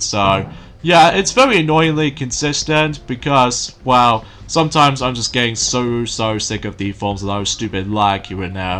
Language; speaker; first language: English; native; English